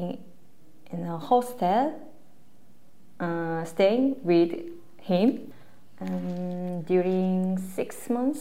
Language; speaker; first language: English; non-native, learner; Korean